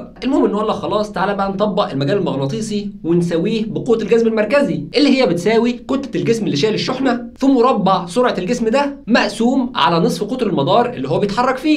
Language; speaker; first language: Arabic; native; Arabic